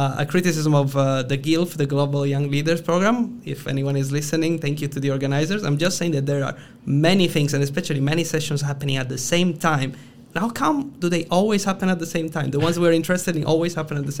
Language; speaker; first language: English; non-native, fluent; Italian